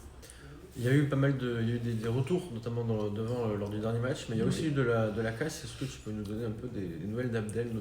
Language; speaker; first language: French; native; French